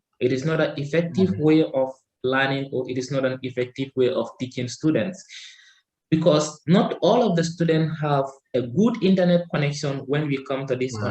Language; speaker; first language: English; non-native, learner; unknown